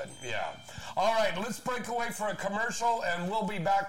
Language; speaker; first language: English; native; English